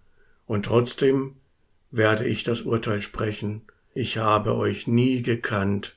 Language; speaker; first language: German; native; German